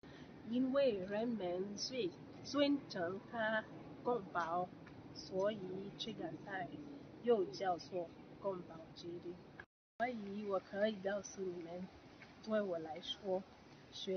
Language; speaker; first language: Chinese; non-native, learner; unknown